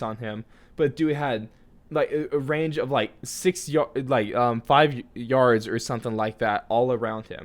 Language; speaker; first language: English; native; English